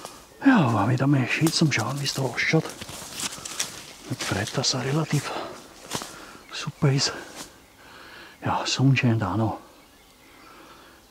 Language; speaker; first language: German; native; German